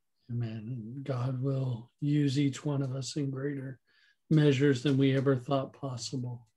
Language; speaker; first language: English; native; English